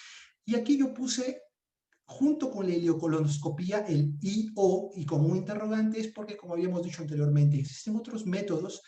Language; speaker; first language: Spanish; native; Spanish